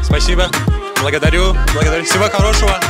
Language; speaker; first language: Russian; non-native, fluent; Turkmen